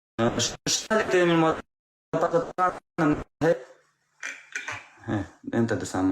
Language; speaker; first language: Swedish; non-native, learner; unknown